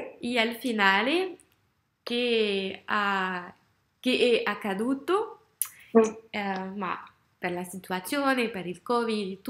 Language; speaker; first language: Italian; non-native, learner; French